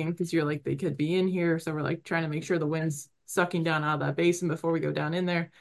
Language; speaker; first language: English; native; English